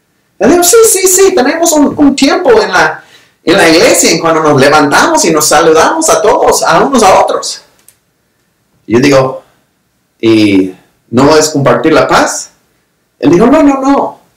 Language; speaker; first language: Spanish; non-native, fluent; English